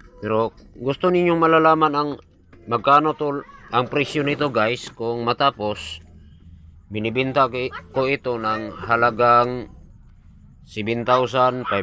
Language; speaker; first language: Filipino; non-native, local second language; Cebuano